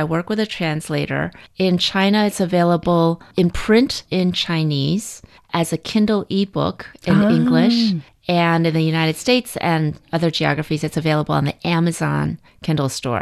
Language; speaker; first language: English; native; English